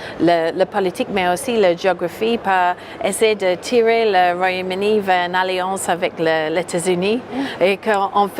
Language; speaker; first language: French; non-native, fluent; English